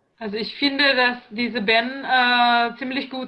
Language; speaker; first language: German; non-native, learner; Indonesian